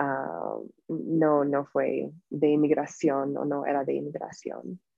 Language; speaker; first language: Spanish; non-native, fluent; English